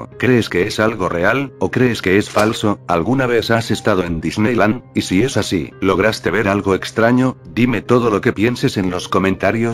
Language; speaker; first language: Spanish; native; Spanish